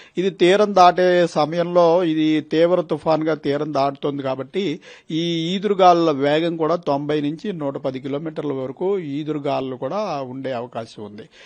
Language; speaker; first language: Telugu; native; Telugu